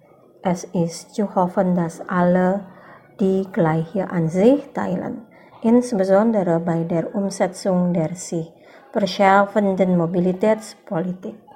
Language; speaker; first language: German; non-native, fluent; Indonesian